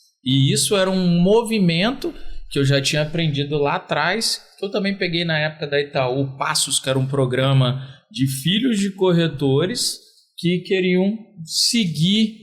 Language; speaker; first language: Portuguese; native; Portuguese